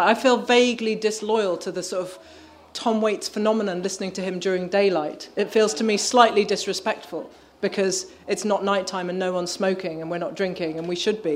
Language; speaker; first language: English; native; English